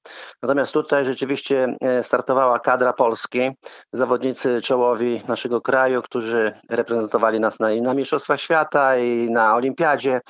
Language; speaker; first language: Polish; native; Polish